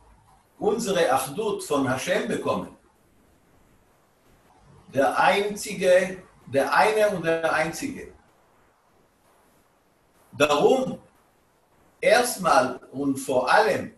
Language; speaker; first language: German; non-native, fluent; Hebrew